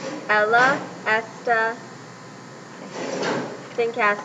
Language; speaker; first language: Spanish; non-native, learner; English